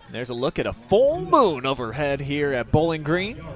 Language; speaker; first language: English; native; English